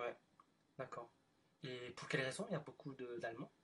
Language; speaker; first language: French; non-native, fluent; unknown